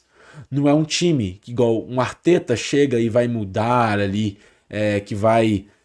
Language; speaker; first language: Portuguese; native; Portuguese